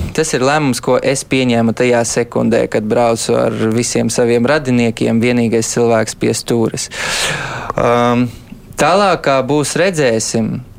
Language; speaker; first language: Latvian; early bilingual, heritage; Latvian